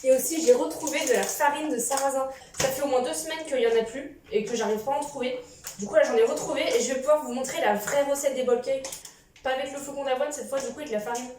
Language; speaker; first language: French; native; French